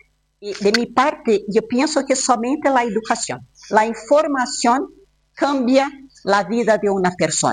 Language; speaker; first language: Spanish; non-native, fluent; Portuguese